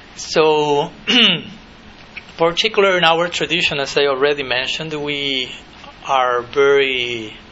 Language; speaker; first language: English; non-native, fluent; Spanish